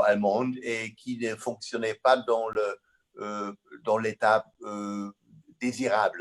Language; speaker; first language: French; non-native, fluent; German